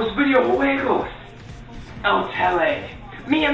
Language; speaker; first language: Spanish; non-native, learner; English